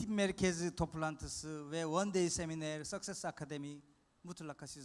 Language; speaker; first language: Turkish; non-native, fluent; Korean